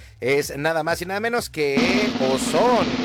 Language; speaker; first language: Spanish; native; Spanish